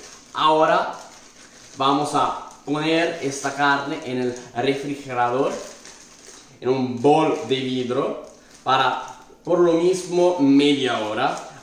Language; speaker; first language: Spanish; non-native, fluent; Italian